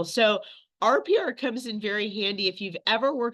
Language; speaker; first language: English; native; English